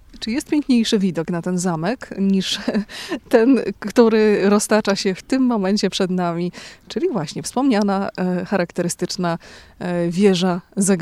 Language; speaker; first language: Polish; native; Polish